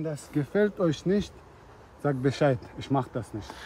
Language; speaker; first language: German; non-native, learner; Chechen